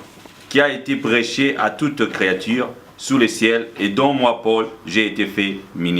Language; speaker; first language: French; non-native, local second language; Lingala